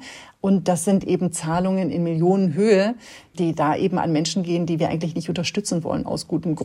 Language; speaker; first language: German; native; German